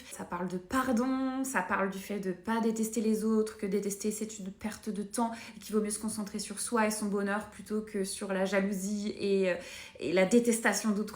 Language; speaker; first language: French; native; French